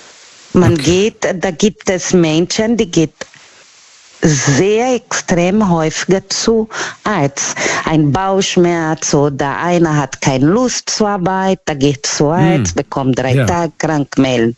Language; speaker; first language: German; non-native, learner; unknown